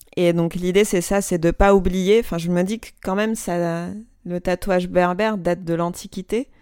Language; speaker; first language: French; non-native, local second language; Arabic